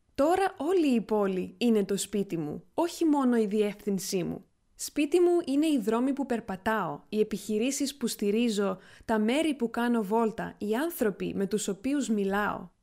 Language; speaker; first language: Greek; native; Greek